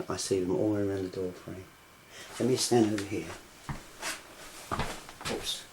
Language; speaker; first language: English; native; English